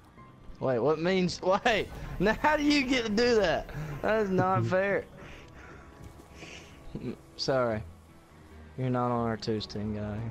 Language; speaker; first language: English; native; English